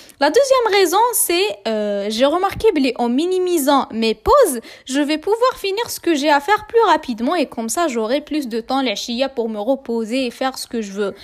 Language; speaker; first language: French; non-native, local second language; Arabic